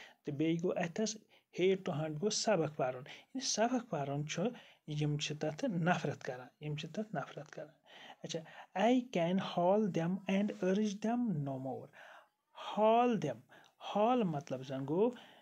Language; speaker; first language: English; non-native, local second language; Kashmiri